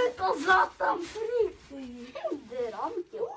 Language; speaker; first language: Swedish; early bilingual, other home language; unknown